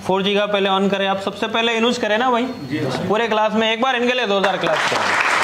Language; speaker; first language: Hindi; native; Hindi